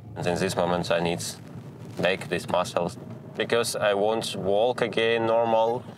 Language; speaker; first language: English; non-native, learner; Ukrainian